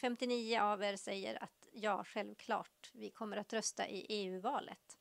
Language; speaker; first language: Swedish; native; Swedish